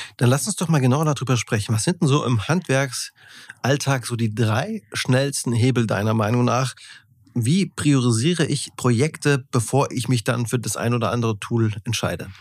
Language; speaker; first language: German; native; German